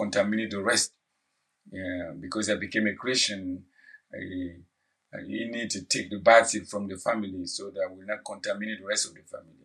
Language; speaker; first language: English; non-native, fluent; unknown